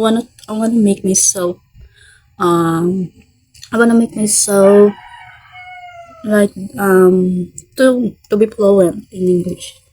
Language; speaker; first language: English; non-native, learner; Filipino